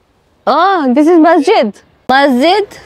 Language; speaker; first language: English; non-native, learner; Hindi